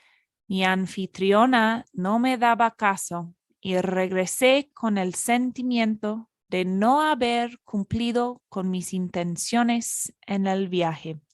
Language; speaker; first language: Spanish; non-native, fluent; English